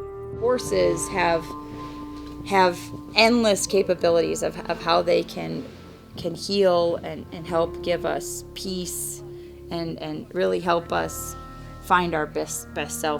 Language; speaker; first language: English; native; English